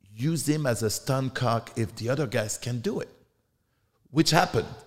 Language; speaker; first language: English; non-native, fluent; French